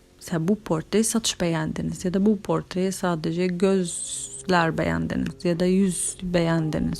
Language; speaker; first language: Turkish; non-native, fluent; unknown